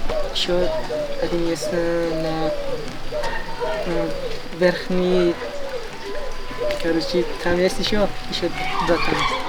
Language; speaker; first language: Russian; non-native, local second language; Tajik